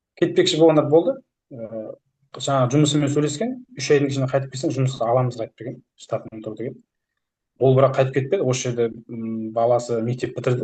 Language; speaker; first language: Kazakh; early bilingual, heritage; Kazakh